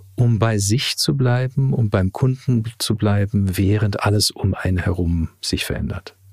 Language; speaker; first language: German; early bilingual, heritage; English